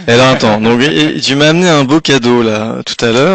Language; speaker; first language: French; native; French